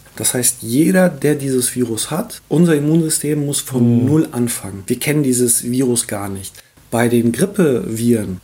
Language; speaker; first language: German; early bilingual, other home language; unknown